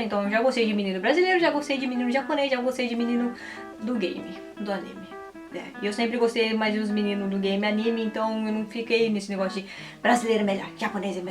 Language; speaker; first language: Portuguese; early bilingual, heritage; Portuguese